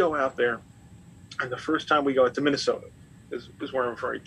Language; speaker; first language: English; native; English